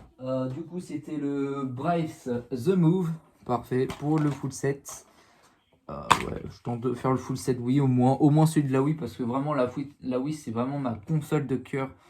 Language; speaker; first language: French; native; French